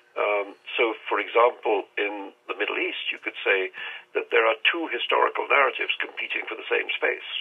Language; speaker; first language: English; non-native, local second language; Urdu